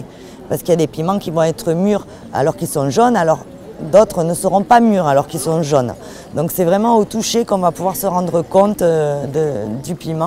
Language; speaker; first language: French; native; French